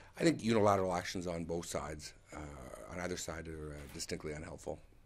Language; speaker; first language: English; native; English